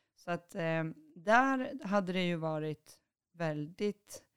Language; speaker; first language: Swedish; native; Swedish